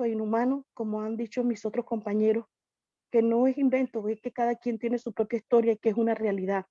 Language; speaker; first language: Spanish; native; Spanish